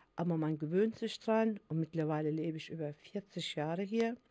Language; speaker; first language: German; early bilingual, other home language; Turkish